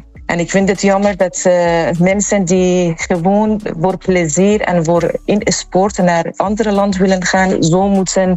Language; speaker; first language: Dutch; non-native, fluent; Persian